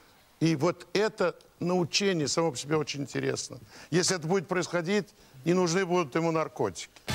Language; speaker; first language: Russian; native; Russian